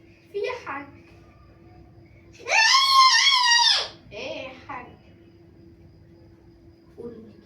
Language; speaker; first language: Arabic; native; Arabic